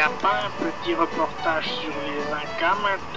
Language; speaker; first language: French; native; French